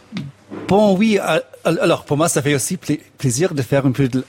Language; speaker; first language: French; non-native, fluent; English